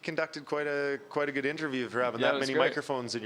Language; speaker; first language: English; native; English